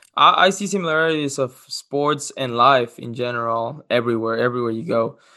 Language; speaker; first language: English; non-native, fluent; Spanish